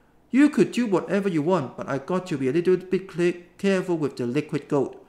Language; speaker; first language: English; non-native, local second language; Cantonese